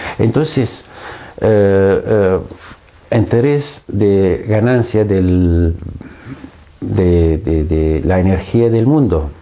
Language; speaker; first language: Spanish; non-native, fluent; Arabic